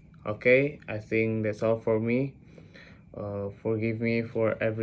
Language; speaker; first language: English; non-native, learner; Indonesian